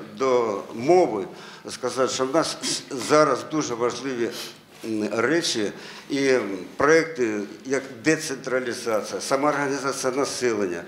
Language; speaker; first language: Ukrainian; non-native, local second language; Russian